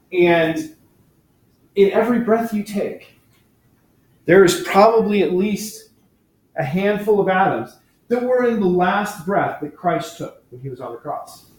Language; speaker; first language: English; native; English